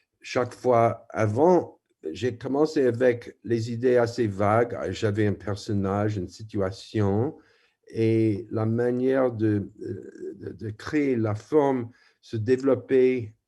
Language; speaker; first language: French; non-native, fluent; English